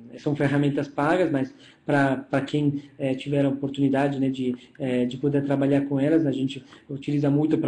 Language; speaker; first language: Portuguese; non-native, fluent; Italian